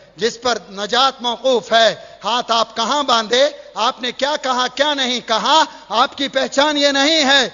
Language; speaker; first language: Urdu; native; Urdu